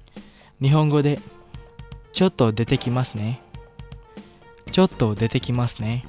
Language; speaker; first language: Japanese; non-native, fluent; Indonesian